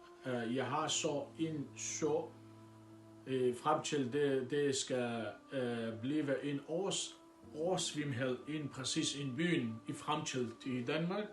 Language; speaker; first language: Danish; non-native, learner; Arabic